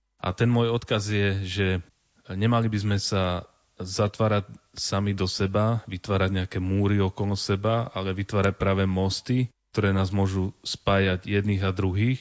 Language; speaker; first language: Slovak; native; Slovak